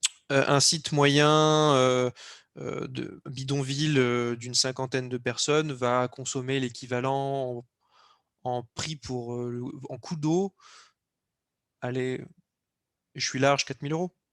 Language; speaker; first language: French; native; French